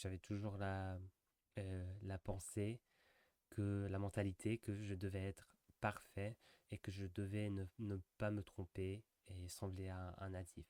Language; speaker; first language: French; non-native, fluent; English